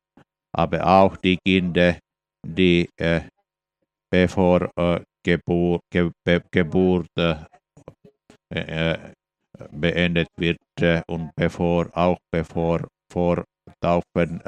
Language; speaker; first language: German; non-native, fluent; Finnish